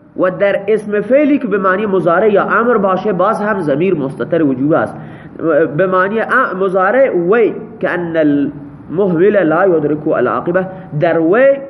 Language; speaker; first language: Persian; non-native, local second language; Baluchi